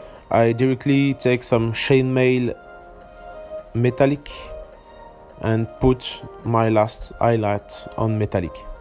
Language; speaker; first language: English; non-native, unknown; French